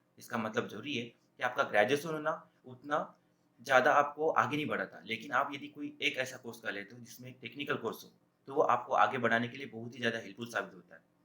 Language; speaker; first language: Hindi; native; Hindi